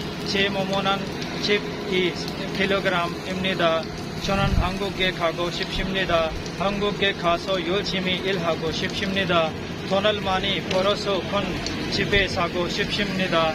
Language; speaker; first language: Korean; non-native, learner; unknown